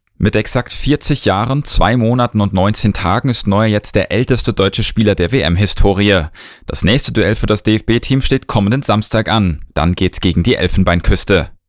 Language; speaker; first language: German; native; German